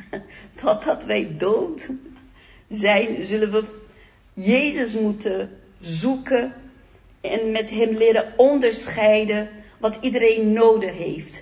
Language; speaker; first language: Dutch; non-native, fluent; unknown